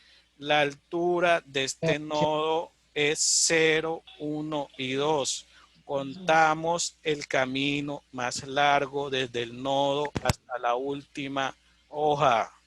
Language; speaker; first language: Spanish; native; Spanish